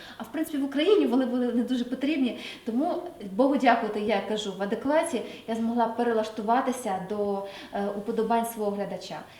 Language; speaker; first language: Ukrainian; native; Ukrainian